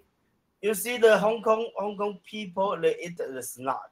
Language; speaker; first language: English; non-native, learner; Chinese